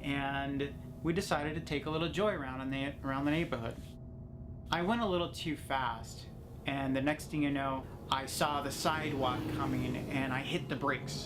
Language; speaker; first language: English; native; English